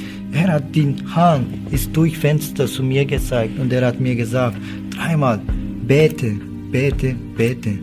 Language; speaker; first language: German; non-native, learner; Turkish